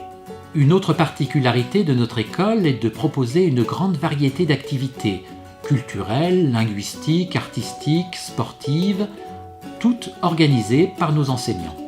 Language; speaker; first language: French; native; French